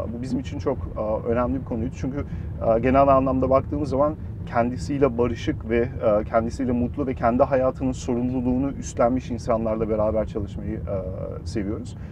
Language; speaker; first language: Turkish; early bilingual, heritage; Turkish